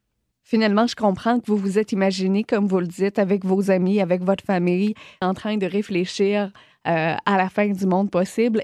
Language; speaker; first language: French; native; French